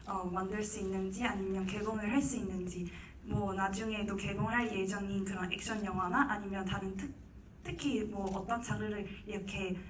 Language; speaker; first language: Korean; non-native, fluent; Cantonese